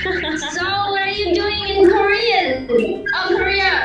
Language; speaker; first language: English; non-native, learner; Indonesian